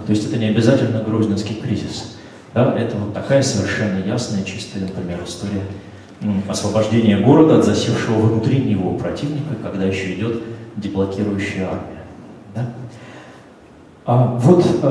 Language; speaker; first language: Russian; native; Russian